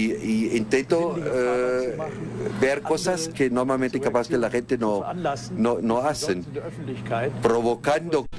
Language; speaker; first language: Spanish; non-native, fluent; German